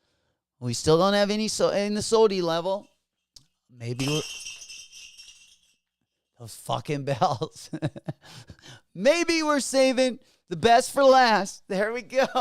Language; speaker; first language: English; native; English